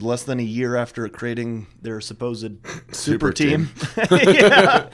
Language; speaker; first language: English; native; English